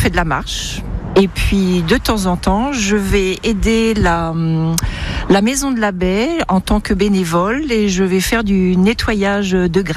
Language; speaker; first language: French; native; French